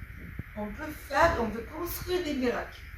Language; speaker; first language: French; non-native, fluent; Turkish